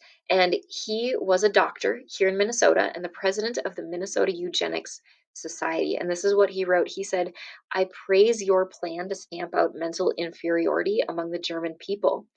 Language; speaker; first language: English; native; English